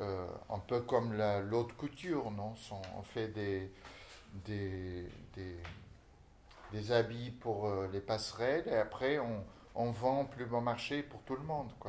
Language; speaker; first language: French; non-native, fluent; Portuguese